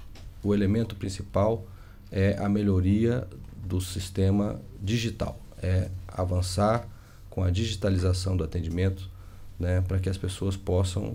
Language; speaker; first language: Portuguese; native; Portuguese